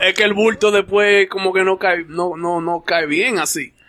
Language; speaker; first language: Spanish; early bilingual, other home language; English